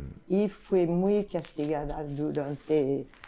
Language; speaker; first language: Spanish; non-native, fluent; French